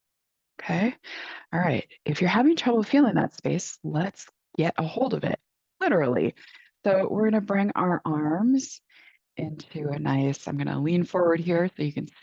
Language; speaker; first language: English; native; English